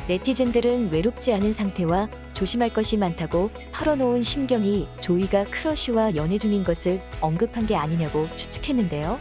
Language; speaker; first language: Korean; native; Korean